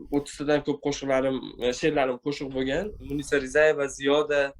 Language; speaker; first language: Uzbek; non-native, local second language; Tajik